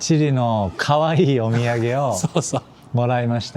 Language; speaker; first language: Japanese; non-native, fluent; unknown